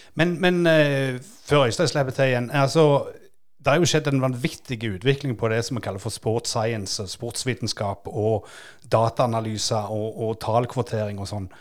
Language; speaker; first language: Norwegian; native; Norwegian